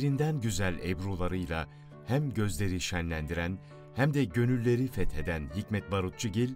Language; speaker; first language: Turkish; native; Turkish